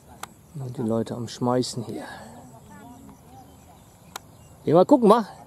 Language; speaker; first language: German; native; German